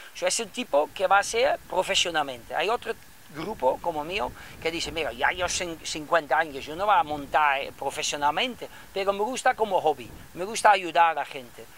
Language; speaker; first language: Spanish; non-native, learner; Dutch